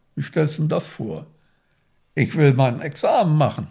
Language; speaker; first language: German; native; German